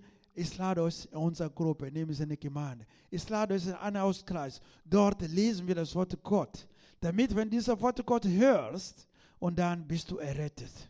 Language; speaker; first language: German; non-native, learner; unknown